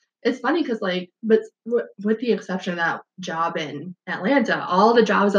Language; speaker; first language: English; native; English